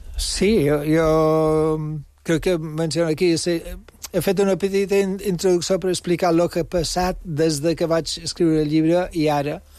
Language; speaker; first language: Catalan; non-native, local second language; English